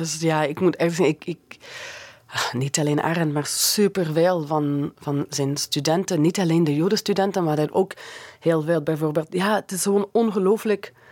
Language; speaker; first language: Dutch; non-native, fluent; English